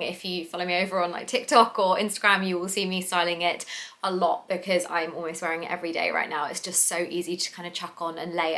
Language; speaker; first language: English; native; English